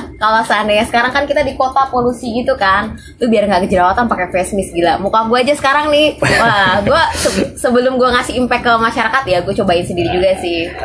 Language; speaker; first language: Indonesian; native; Indonesian